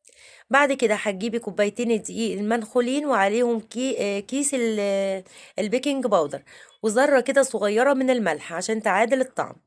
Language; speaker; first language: Arabic; native; Arabic